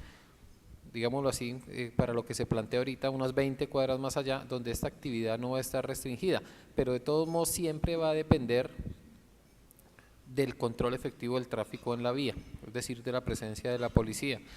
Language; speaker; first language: Spanish; native; Spanish